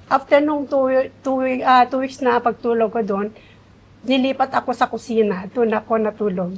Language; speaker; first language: Filipino; non-native, local second language; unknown